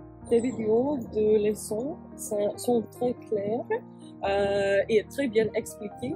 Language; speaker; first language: French; non-native, fluent; English